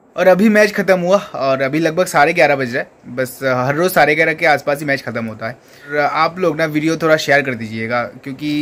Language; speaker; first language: Hindi; non-native, local second language; Bangla